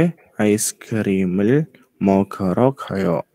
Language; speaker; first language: Korean; non-native, learner; Indonesian